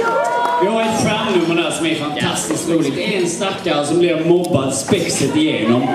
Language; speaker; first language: Swedish; native; Swedish